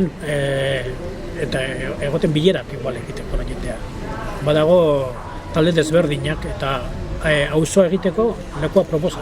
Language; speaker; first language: Basque; non-native, local second language; Spanish